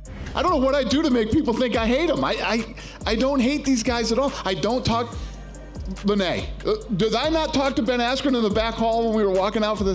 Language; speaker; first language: English; native; English